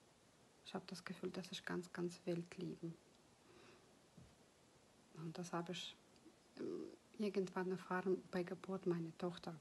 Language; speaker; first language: German; non-native, fluent; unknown